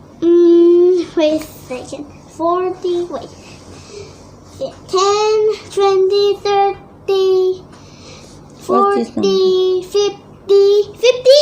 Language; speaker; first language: English; non-native, learner; Thai